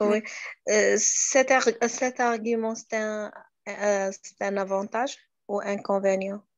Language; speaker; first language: French; non-native, learner; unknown